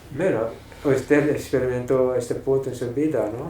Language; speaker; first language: Spanish; non-native, fluent; English